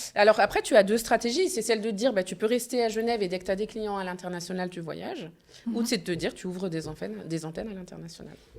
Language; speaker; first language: French; early bilingual, other home language; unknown